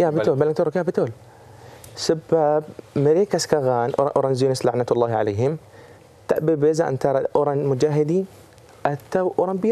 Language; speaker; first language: Indonesian; non-native, fluent; Arabic